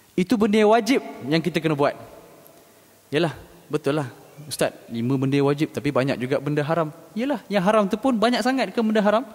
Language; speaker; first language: Malay; native; Malay